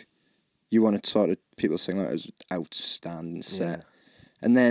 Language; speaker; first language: English; native; English